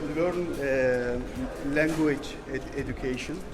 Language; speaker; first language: English; non-native, learner; Turkish